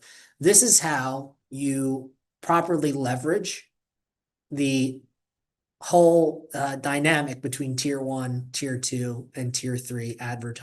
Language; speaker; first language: English; native; English